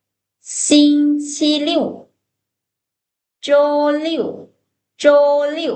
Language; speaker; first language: Chinese; non-native, fluent; Lao